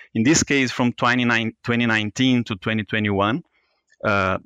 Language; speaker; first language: English; non-native, fluent; Portuguese